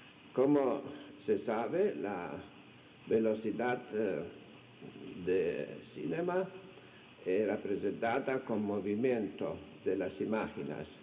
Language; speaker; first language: Spanish; non-native, fluent; Slovenian